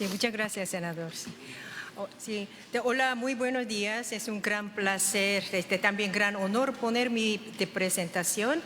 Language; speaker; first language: Spanish; non-native, fluent; Korean